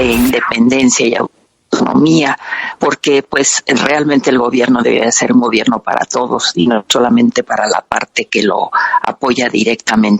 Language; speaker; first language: Spanish; native; Spanish